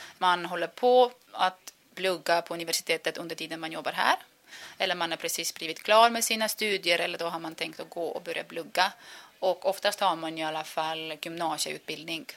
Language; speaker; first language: Swedish; non-native, fluent; Estonian